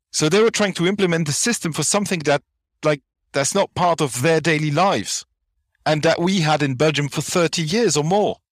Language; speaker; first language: English; non-native, fluent; French